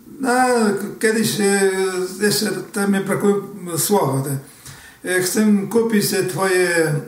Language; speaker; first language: Polish; early bilingual, heritage; Portuguese